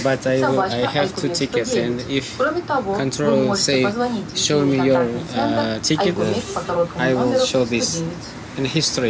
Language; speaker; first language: English; non-native, learner; Kazakh